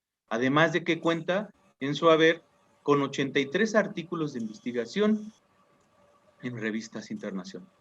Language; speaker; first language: Spanish; native; Spanish